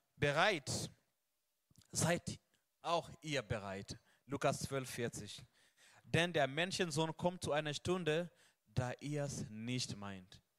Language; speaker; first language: German; non-native, fluent; Swahili